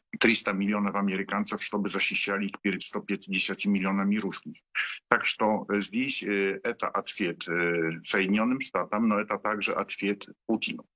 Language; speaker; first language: Polish; non-native, learner; Ukrainian